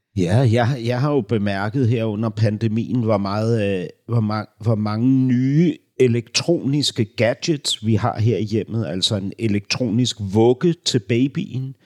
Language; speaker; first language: Danish; native; Danish